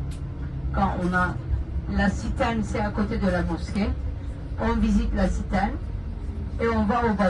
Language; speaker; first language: French; non-native, fluent; Turkish